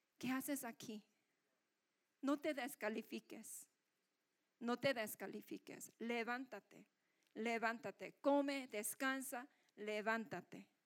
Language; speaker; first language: Spanish; non-native, fluent; Korean